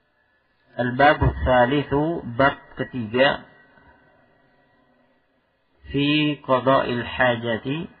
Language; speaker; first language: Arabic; non-native, fluent; Indonesian